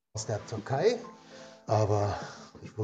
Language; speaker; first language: German; non-native, learner; Bangla